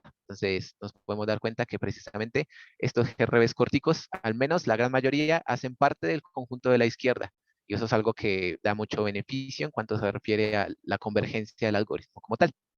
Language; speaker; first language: Spanish; native; Spanish